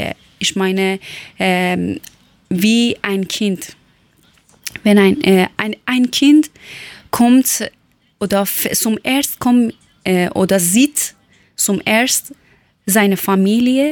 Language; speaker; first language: German; non-native, learner; Persian